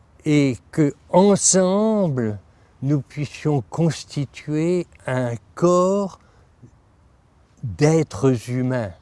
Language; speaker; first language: French; native; French